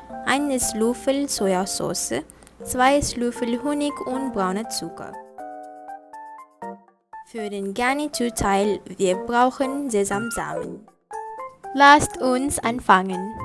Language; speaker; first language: German; non-native, learner; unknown